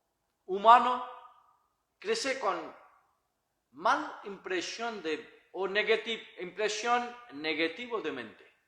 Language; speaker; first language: Spanish; non-native, learner; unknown